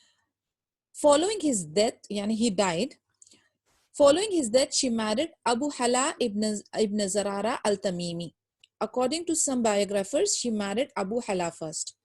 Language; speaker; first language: English; non-native, local second language; Urdu